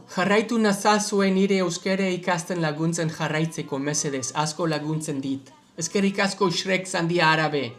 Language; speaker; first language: Basque; non-native, learner; English